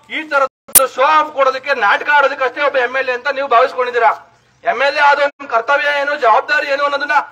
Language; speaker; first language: Kannada; native; Kannada